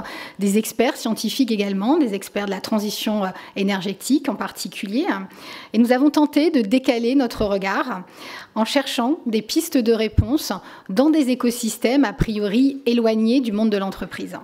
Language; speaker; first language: French; native; French